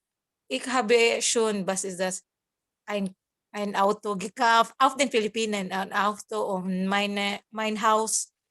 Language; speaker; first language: German; non-native, learner; Cebuano